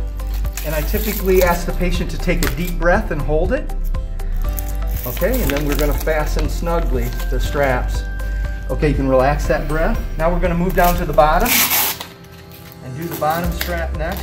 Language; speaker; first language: English; native; English